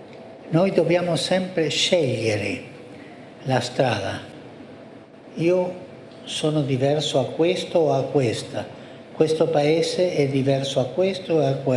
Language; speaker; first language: Italian; non-native, fluent; Spanish